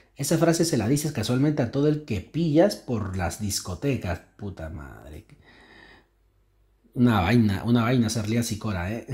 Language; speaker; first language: Spanish; native; Spanish